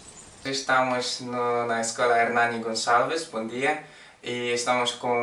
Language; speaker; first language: Portuguese; non-native, learner; Polish